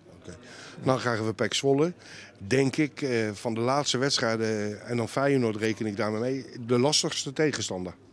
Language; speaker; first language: Dutch; native; Dutch